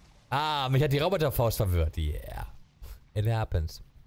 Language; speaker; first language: German; native; German